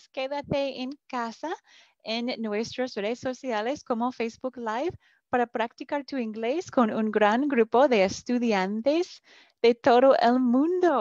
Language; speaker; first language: Spanish; non-native, fluent; English